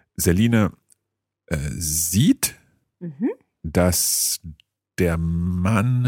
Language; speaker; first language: German; non-native, learner; English